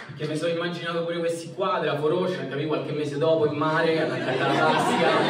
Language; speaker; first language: Italian; early bilingual, heritage; Italian